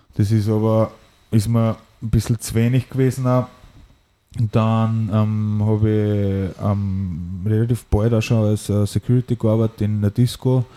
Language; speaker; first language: German; native; German